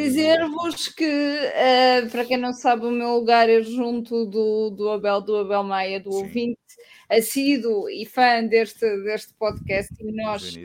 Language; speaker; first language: Portuguese; native; Portuguese